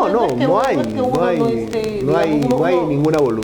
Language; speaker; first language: Spanish; native; Spanish